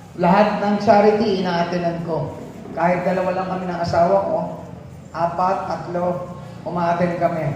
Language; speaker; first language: Filipino; native; Filipino